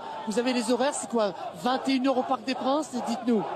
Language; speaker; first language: French; native; French